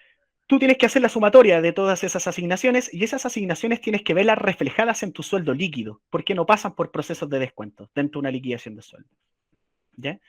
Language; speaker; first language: Spanish; native; Spanish